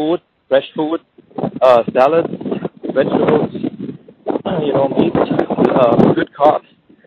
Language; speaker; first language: English; native; English